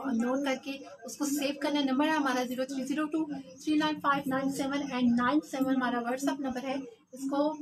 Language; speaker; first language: Urdu; non-native, local second language; Punjabi